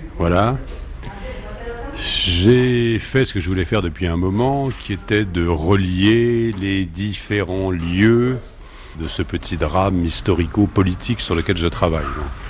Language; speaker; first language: French; native; French